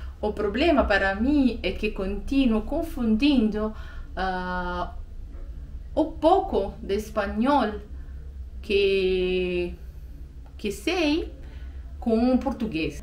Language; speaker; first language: Portuguese; non-native, learner; Italian